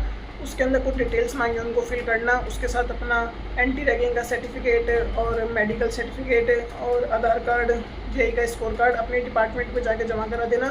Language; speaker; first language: Hindi; native; Hindi